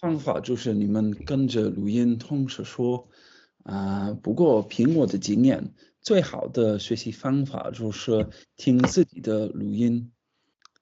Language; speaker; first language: Chinese; non-native, fluent; English